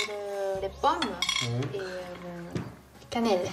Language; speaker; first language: French; non-native, learner; Japanese